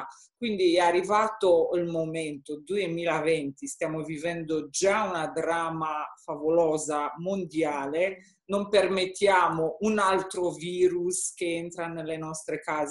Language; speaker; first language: Italian; non-native, fluent; Romanian